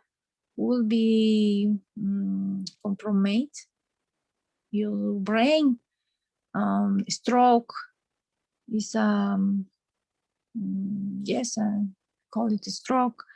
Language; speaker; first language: English; non-native, learner; Spanish